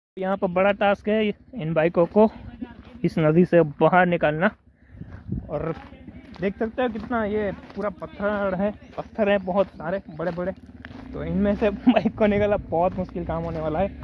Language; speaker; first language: Hindi; non-native, local second language; Gujarati